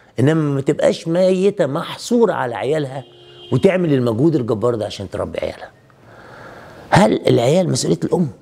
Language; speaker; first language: Egyptian Arabic; native; Egyptian Arabic